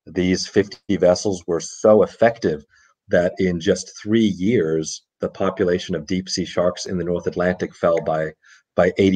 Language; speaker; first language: English; native; English